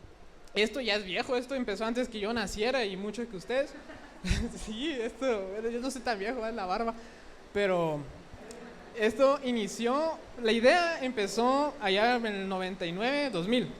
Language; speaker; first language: Spanish; native; Spanish